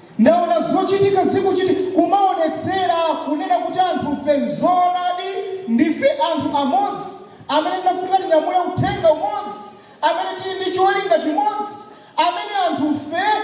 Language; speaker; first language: Nyanja; native; Nyanja